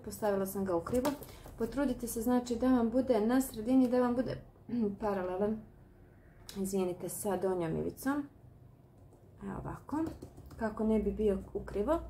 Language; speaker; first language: Croatian; native; Croatian